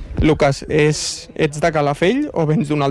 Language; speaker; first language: Catalan; native; Catalan